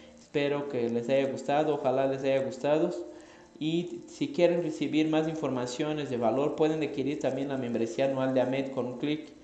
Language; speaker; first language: Spanish; non-native, fluent; Portuguese